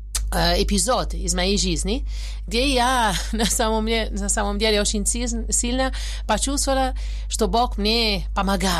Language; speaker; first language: Russian; non-native, fluent; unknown